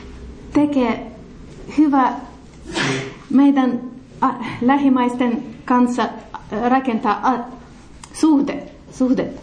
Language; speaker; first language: Finnish; non-native, learner; Russian